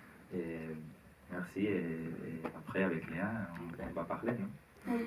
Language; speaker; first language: French; non-native, learner; Spanish